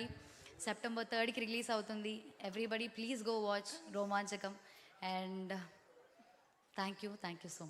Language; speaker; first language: Telugu; non-native, learner; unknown